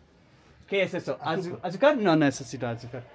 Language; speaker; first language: Spanish; non-native, learner; English